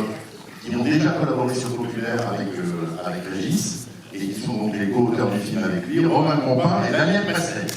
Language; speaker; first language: French; native; French